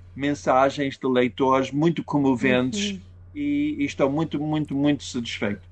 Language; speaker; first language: Portuguese; non-native, fluent; English